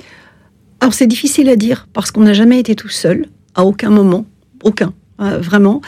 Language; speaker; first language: French; native; French